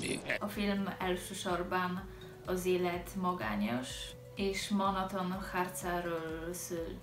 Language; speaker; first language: Hungarian; non-native, learner; Polish